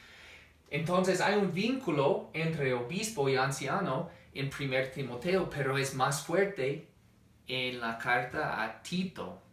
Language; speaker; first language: Spanish; non-native, fluent; English